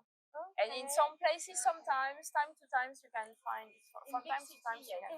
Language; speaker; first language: English; non-native, learner; French